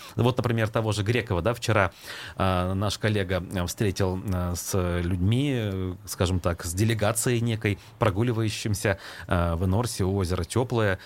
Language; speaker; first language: Russian; native; Russian